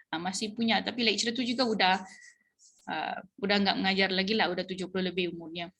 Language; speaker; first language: Malay; native; Malay